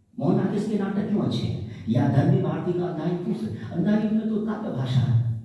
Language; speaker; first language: Hindi; native; Hindi